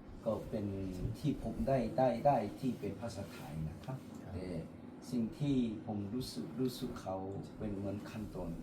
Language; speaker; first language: Thai; non-native, fluent; Korean